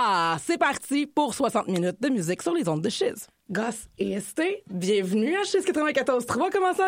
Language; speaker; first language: French; native; French